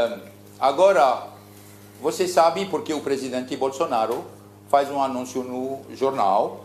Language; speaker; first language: Portuguese; early bilingual, heritage; Portuguese